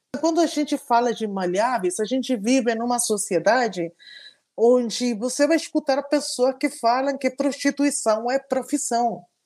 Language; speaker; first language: Portuguese; non-native, fluent; Spanish